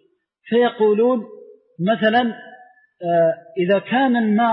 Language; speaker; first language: Arabic; native; Arabic